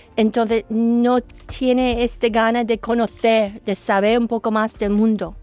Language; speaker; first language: Spanish; non-native, fluent; English